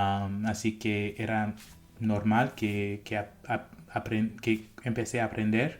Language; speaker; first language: Spanish; non-native, fluent; English